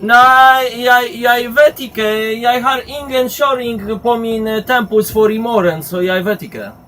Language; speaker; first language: Swedish; non-native, learner; Polish